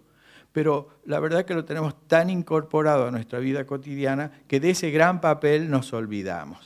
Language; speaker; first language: Spanish; native; Spanish